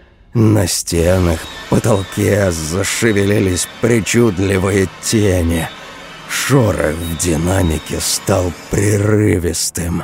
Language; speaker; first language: Russian; native; Russian